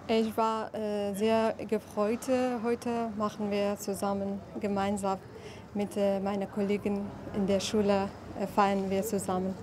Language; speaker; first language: German; non-native, learner; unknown